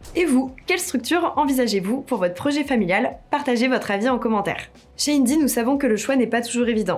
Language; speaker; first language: French; native; French